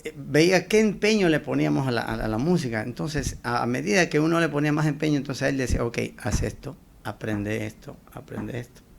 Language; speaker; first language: Spanish; native; Spanish